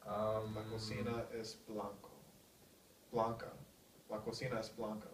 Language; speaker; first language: Spanish; non-native, learner; English